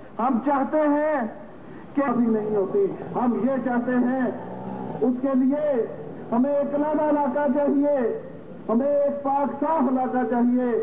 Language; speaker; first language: Urdu; non-native, local second language; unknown